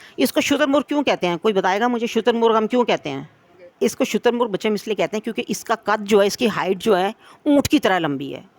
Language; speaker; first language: Urdu; native; Urdu